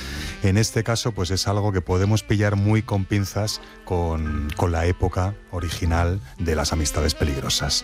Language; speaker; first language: Spanish; native; Spanish